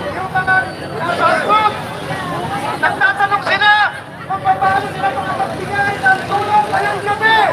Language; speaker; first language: Filipino; non-native, local second language; Iloko